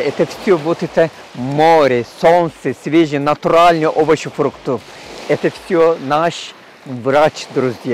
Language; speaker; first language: Russian; non-native, learner; Turkish